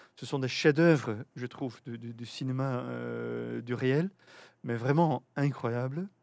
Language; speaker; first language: French; native; French